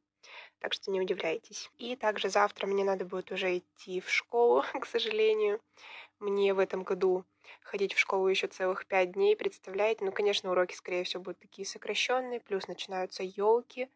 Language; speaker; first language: Russian; native; Russian